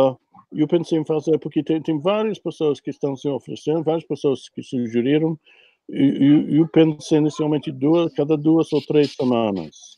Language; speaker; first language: Portuguese; non-native, fluent; English